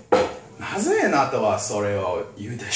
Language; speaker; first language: Japanese; non-native, learner; English